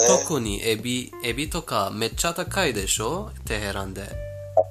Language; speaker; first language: Japanese; non-native, fluent; Persian